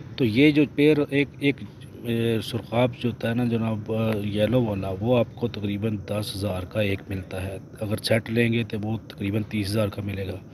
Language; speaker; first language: Urdu; non-native, local second language; Punjabi